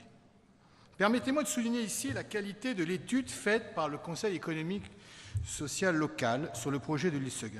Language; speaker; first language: French; native; French